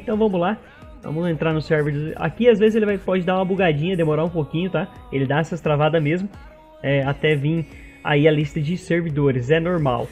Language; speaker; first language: Portuguese; native; Portuguese